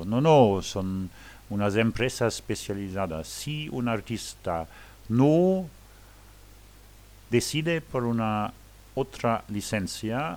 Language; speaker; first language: Spanish; non-native, learner; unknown